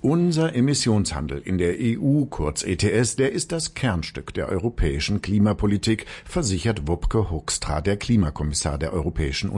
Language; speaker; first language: German; native; German